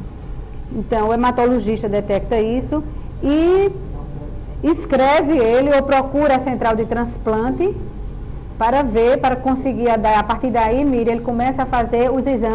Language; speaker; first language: Portuguese; native; Portuguese